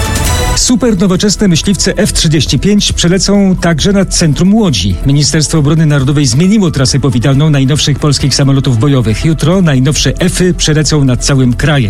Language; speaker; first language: Polish; native; Polish